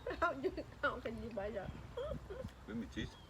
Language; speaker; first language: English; non-native, learner; Thai